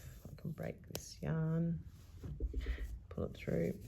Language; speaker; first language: English; native; English